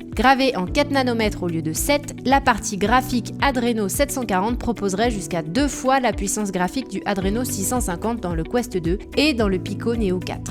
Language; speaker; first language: French; native; French